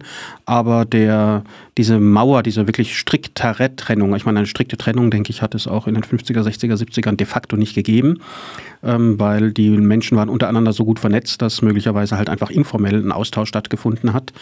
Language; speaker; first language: German; native; German